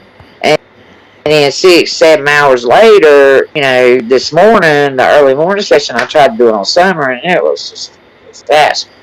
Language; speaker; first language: English; native; English